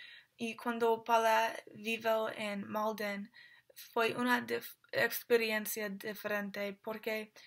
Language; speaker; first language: Spanish; non-native, learner; English